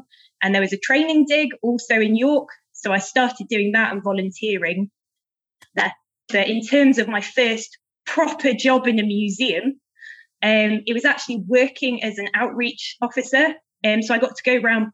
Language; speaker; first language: English; native; English